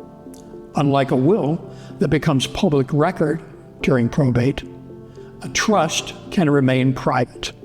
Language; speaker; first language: English; native; English